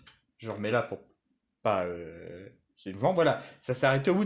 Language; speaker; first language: French; native; French